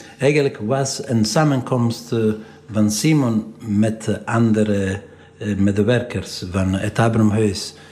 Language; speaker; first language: Dutch; non-native, fluent; Italian